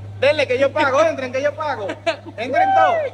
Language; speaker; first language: Spanish; native; Spanish